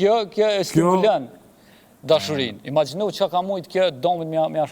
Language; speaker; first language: Albanian; native; Albanian